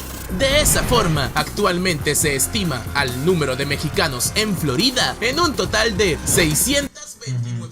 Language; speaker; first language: Spanish; native; Spanish